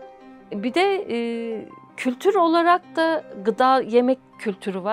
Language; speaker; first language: Turkish; native; Turkish